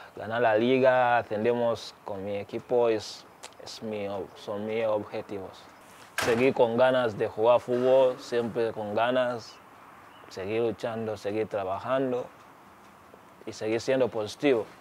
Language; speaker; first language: Spanish; non-native, fluent; Ganda